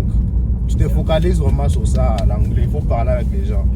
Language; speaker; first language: French; non-native, local second language; Swahili